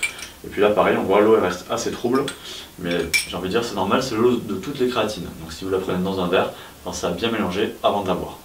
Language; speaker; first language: French; native; French